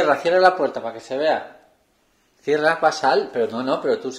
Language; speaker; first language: Spanish; native; Spanish